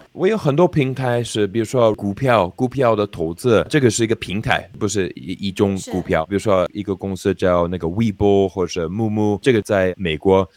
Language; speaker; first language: Chinese; non-native, fluent; English